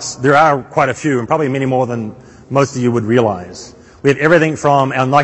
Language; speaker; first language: English; native; English